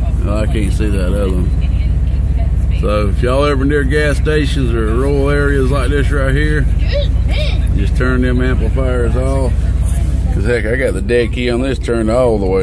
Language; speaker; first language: English; native; English